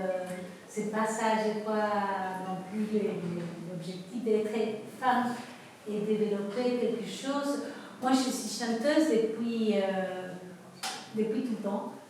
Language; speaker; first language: French; non-native, fluent; Spanish